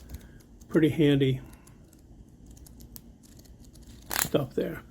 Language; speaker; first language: English; native; English